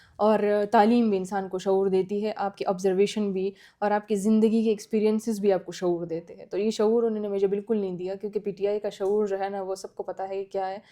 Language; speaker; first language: Urdu; non-native, local second language; Pashto